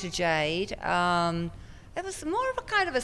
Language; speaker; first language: English; native; English